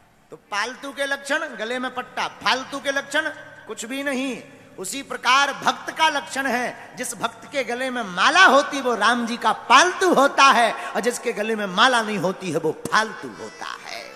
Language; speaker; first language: Hindi; native; Hindi